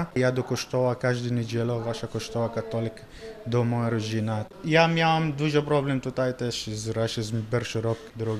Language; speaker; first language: Polish; non-native, learner; Arabic